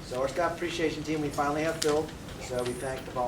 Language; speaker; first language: English; native; English